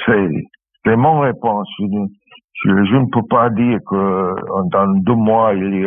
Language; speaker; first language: French; non-native, fluent; English